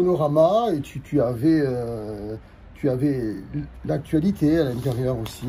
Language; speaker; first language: French; native; French